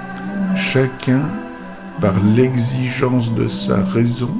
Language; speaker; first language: French; native; French